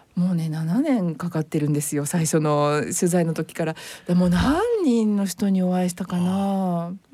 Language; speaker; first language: Japanese; native; Japanese